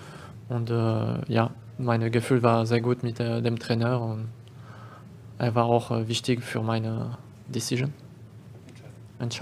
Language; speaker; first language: German; non-native, learner; French